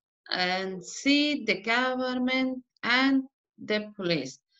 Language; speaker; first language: English; non-native, learner; Persian